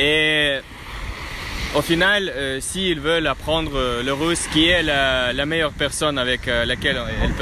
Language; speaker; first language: French; non-native, fluent; Russian